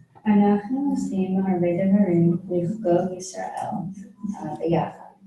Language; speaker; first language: Hebrew; non-native, learner; English